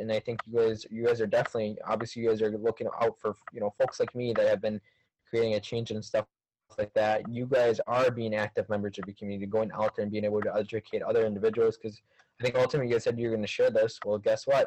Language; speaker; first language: English; early bilingual, other home language; Spanish